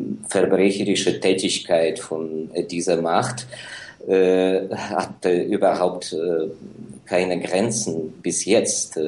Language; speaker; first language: German; non-native, fluent; Ukrainian